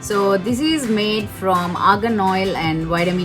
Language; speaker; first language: English; non-native, local second language; Tamil